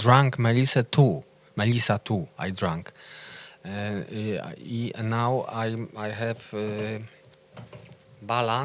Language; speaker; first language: English; non-native, learner; Polish